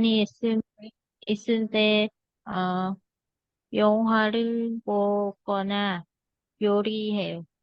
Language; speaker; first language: Korean; non-native, learner; Vietnamese